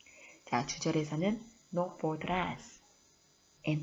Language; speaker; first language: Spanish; non-native, fluent; Korean